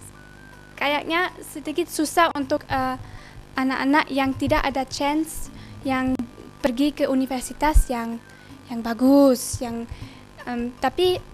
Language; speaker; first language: Indonesian; early bilingual, heritage; German